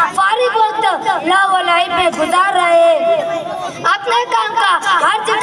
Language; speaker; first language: Hindi; native; Hindi